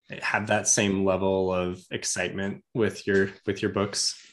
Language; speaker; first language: English; native; English